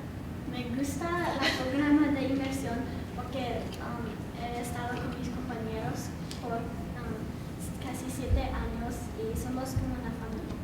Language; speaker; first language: Spanish; non-native, learner; English